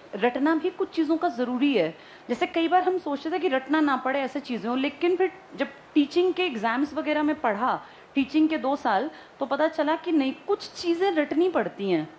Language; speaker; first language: Hindi; native; Hindi